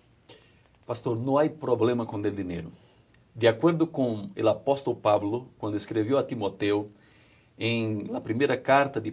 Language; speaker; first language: Spanish; non-native, fluent; Portuguese